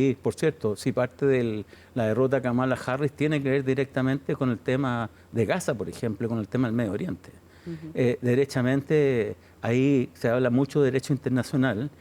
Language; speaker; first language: Spanish; native; Spanish